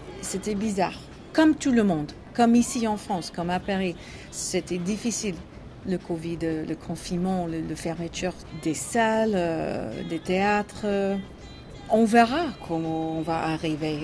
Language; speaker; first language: French; non-native, learner; English